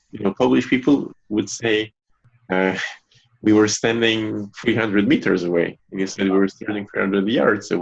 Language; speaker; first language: English; non-native, fluent; Polish